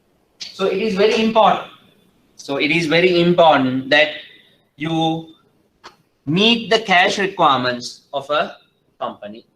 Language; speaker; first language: English; non-native, local second language; Sinhala